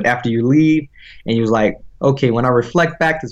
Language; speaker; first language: English; native; English